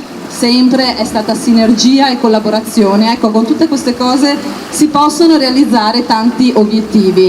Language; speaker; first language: Italian; native; Italian